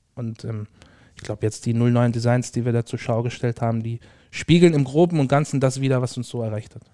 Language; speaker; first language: German; native; German